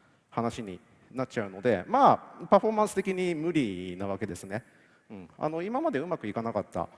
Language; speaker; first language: Japanese; native; Japanese